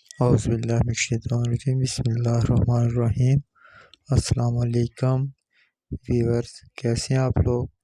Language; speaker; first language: Urdu; non-native, local second language; Northern Hindko